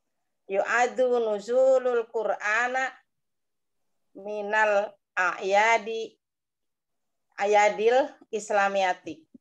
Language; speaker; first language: Arabic; non-native, learner; Indonesian